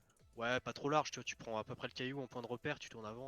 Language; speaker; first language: French; native; French